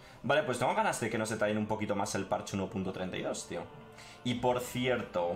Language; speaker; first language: Spanish; native; Spanish